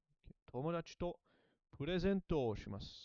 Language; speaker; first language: Japanese; non-native, learner; English